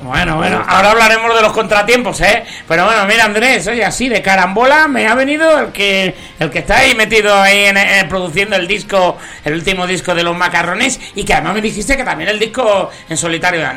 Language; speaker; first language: Spanish; native; Spanish